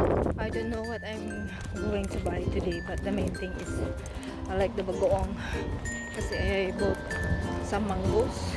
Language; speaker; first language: English; non-native, local second language; Filipino